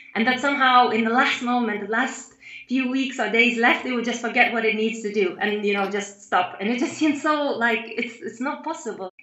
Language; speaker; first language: English; non-native, fluent; Lithuanian